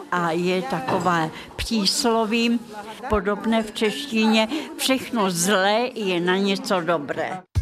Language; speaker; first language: Czech; non-native, fluent; Russian